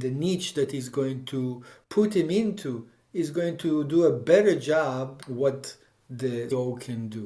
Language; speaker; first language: English; non-native, fluent; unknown